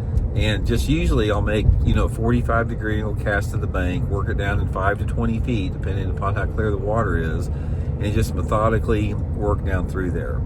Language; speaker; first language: English; native; English